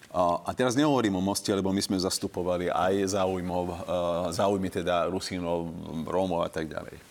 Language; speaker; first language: Slovak; non-native, local second language; Hungarian